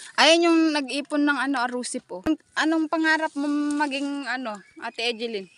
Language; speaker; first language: Filipino; non-native, local second language; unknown